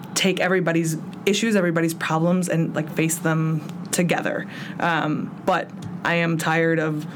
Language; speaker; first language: English; early bilingual, other home language; Spanish